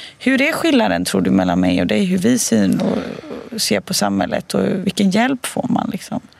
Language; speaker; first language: Swedish; early bilingual, other home language; Bosnian